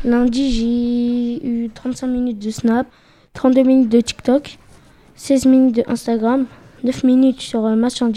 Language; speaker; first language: French; native; French